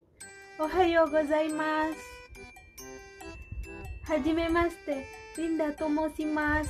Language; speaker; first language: Japanese; non-native, fluent; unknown